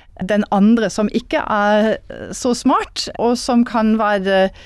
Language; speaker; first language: Norwegian; non-native, fluent; German